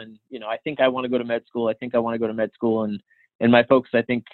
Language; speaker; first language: English; native; English